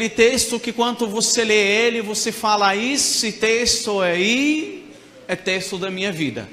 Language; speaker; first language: Portuguese; non-native, fluent; Arabic